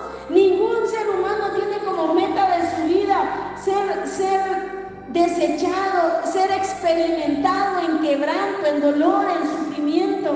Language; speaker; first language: Spanish; native; Spanish